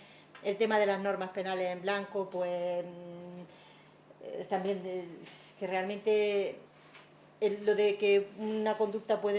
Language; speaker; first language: Spanish; native; Spanish